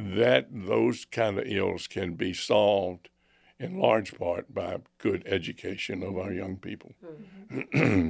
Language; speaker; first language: English; native; English